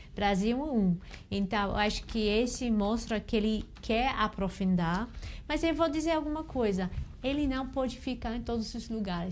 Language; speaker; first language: Portuguese; non-native, fluent; English